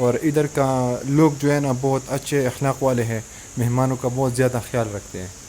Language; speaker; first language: Hindi; non-native, local second language; Pashto